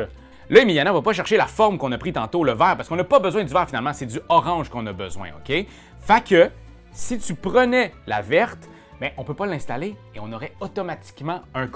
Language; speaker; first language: French; native; French